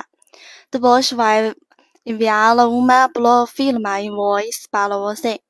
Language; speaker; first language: Spanish; non-native, learner; Chinese